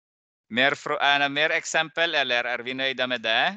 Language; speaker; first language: Swedish; non-native, fluent; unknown